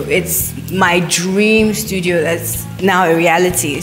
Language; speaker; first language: English; non-native, local second language; Yoruba